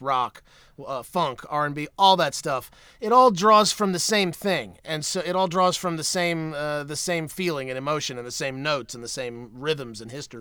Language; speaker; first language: English; native; English